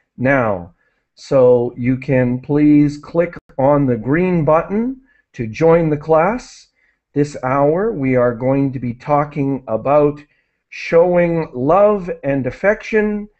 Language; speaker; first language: English; native; English